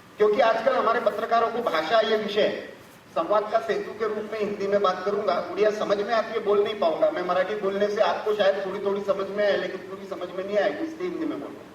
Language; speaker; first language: Hindi; non-native, local second language; Marathi